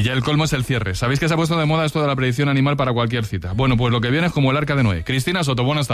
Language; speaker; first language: Spanish; native; Spanish